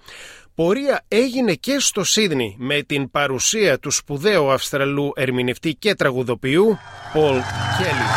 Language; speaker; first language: Greek; native; Greek